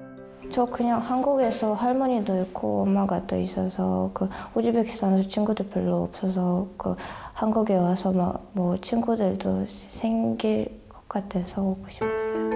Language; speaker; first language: Korean; non-native, fluent; Russian